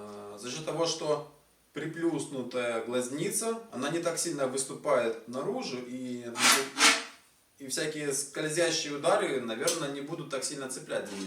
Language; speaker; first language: Russian; native; Russian